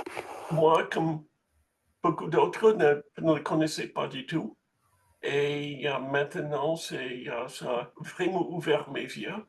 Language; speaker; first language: French; non-native, fluent; English